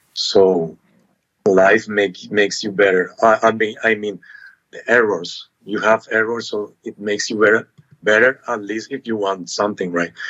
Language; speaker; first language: English; non-native, learner; Spanish